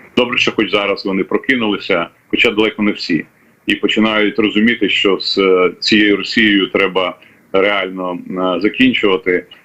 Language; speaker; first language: Ukrainian; native; Ukrainian